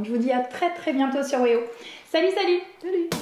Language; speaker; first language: French; native; French